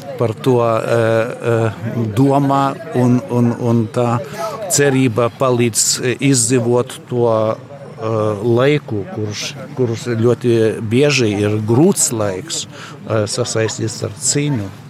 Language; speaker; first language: Latvian; non-native, learner; Lithuanian